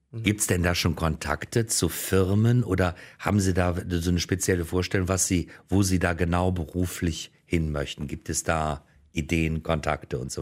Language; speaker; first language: German; native; German